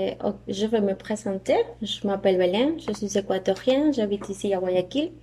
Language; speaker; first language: French; non-native, learner; Spanish